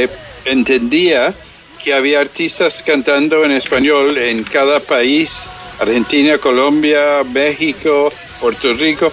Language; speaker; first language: Spanish; early bilingual, heritage; English